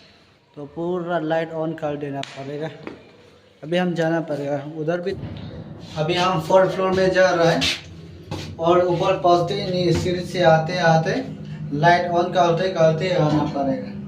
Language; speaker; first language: Hindi; non-native, local second language; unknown